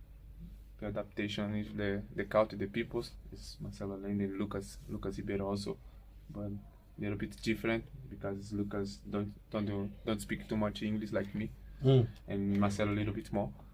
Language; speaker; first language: English; non-native, learner; Portuguese